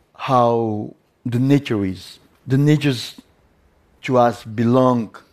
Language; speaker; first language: English; non-native, learner; Portuguese